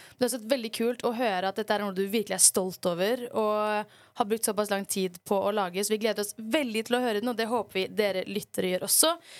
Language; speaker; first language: Norwegian; native; Norwegian